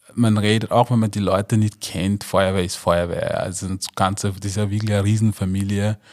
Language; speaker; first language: German; non-native, fluent; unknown